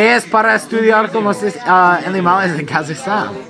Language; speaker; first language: Spanish; non-native, learner; English